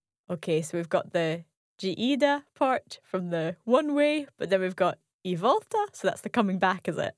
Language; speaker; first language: English; native; English